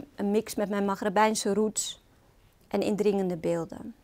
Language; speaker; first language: Dutch; early bilingual, other home language; Arabic